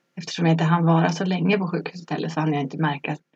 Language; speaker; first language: Swedish; native; Swedish